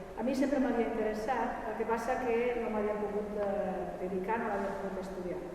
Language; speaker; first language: Catalan; non-native, fluent; Italian